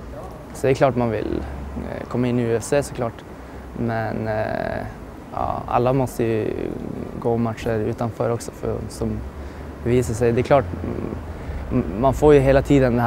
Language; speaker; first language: Swedish; native; Swedish